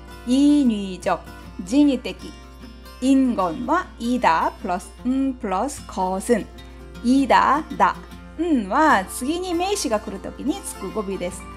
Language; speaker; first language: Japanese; non-native, fluent; Korean